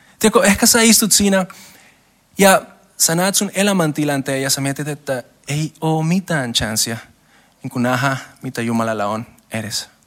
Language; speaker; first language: Finnish; non-native, learner; Spanish